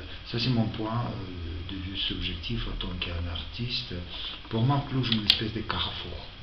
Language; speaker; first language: French; non-native, fluent; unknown